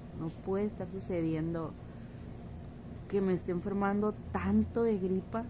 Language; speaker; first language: Spanish; native; Spanish